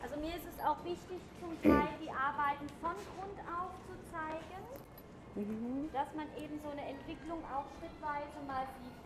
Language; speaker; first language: German; native; German